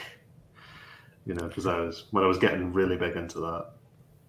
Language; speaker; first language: English; native; English